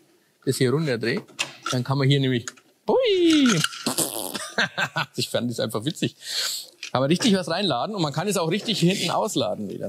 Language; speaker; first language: German; native; German